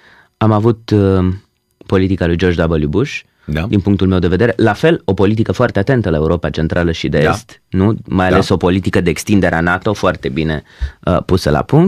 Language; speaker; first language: Romanian; native; Romanian